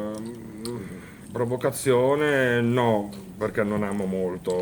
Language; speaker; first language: Italian; native; Italian